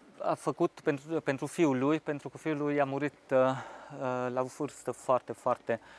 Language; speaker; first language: Romanian; non-native, fluent; French